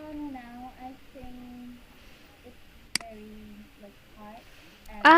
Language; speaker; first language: English; non-native, learner; Vietnamese